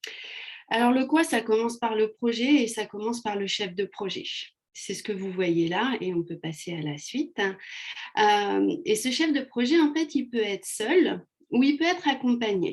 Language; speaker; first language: French; native; French